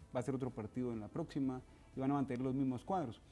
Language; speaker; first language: Spanish; native; Spanish